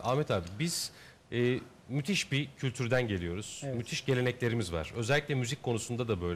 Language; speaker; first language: Turkish; native; Turkish